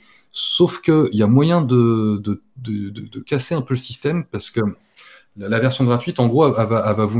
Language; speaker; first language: French; native; French